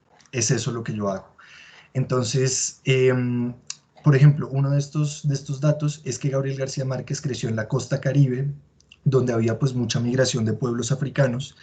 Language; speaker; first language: Spanish; native; Spanish